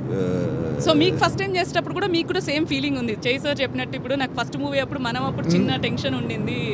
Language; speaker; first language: Telugu; native; Telugu